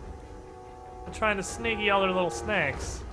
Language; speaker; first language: English; native; English